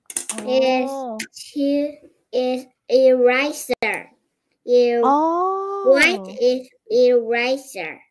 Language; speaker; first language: English; non-native, learner; Korean